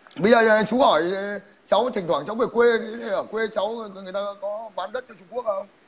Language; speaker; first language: Vietnamese; native; Vietnamese